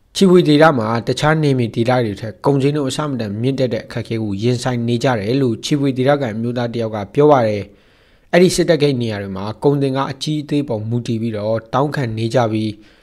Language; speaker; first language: Burmese; non-native, local second language; Kachin